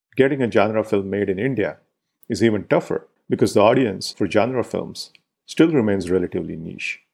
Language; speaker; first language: English; non-native, local second language; Marathi